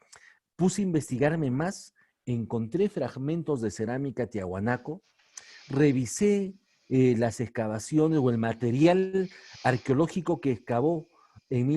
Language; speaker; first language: Spanish; native; Spanish